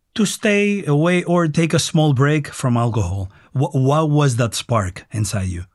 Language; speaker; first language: English; non-native, fluent; Greek